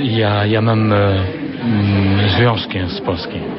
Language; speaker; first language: Polish; non-native, learner; French